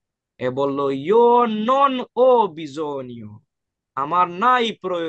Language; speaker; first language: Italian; non-native, fluent; Bangla